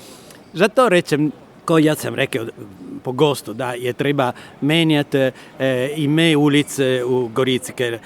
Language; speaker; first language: Slovenian; non-native, learner; Italian